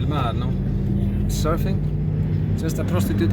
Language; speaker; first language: Spanish; non-native, learner; English